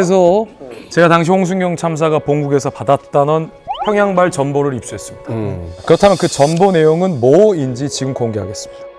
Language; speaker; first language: Korean; native; Korean